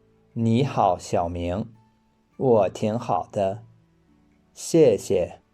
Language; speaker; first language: Chinese; non-native, fluent; English